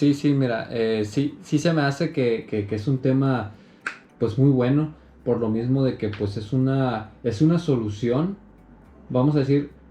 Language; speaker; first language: Spanish; native; Spanish